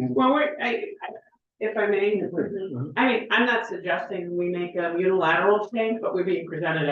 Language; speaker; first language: English; native; English